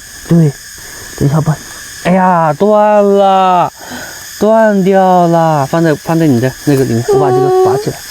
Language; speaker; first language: Chinese; native; Chinese